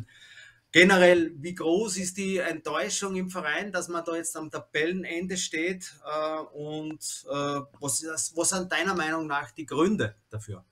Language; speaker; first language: German; native; German